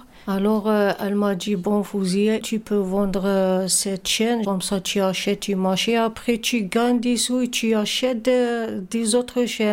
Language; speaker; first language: French; non-native, learner; Arabic